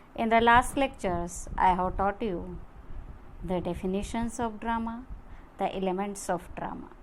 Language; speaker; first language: English; non-native, local second language; Marathi